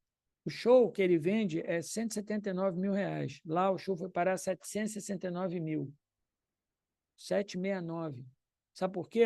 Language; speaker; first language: Portuguese; native; Portuguese